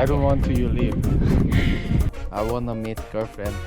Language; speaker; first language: English; non-native, learner; Korean